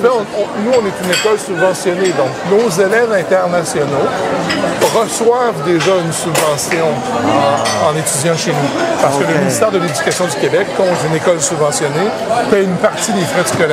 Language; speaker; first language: French; native; French